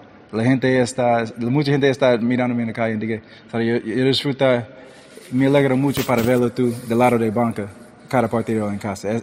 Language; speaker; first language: Spanish; early bilingual, heritage; English